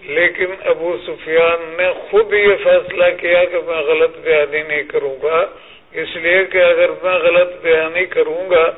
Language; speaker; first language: Urdu; native; Urdu